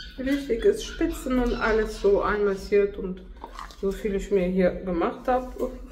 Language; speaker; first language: German; non-native, fluent; Russian